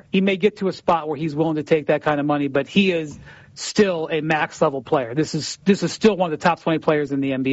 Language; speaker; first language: English; native; English